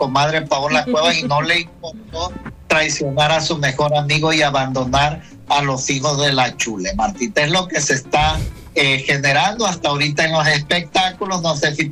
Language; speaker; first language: Spanish; native; Spanish